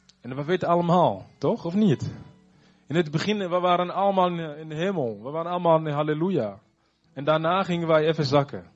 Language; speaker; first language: Dutch; non-native, fluent; Rundi